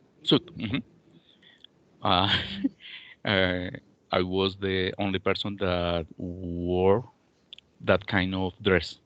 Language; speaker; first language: English; non-native, learner; Spanish